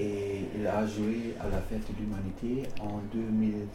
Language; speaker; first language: French; non-native, learner; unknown